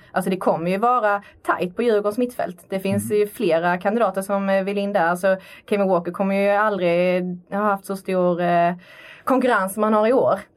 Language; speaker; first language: Swedish; native; Swedish